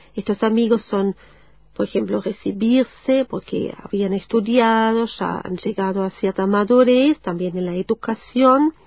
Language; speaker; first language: Spanish; non-native, fluent; German